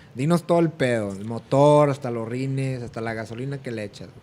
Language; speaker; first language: Spanish; early bilingual, heritage; Spanish